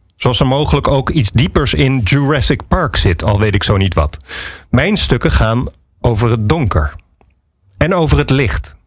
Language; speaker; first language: Dutch; native; Dutch